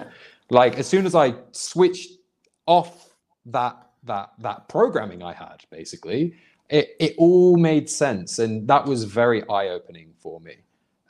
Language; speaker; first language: English; native; English